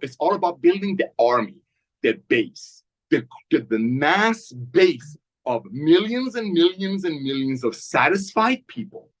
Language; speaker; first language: English; native; English